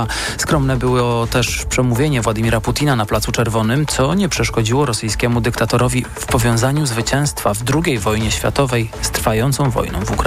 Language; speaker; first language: Polish; native; Polish